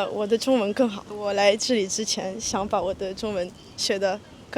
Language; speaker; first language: Chinese; early bilingual, heritage; French